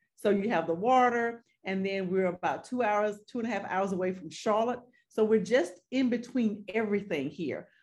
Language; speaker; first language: English; native; English